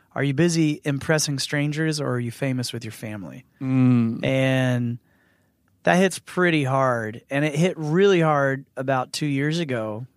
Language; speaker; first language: English; native; English